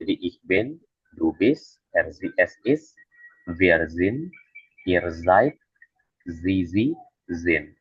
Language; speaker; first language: German; non-native, fluent; Indonesian